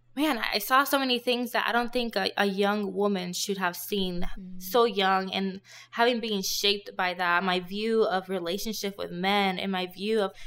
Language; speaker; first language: English; non-native, fluent; Spanish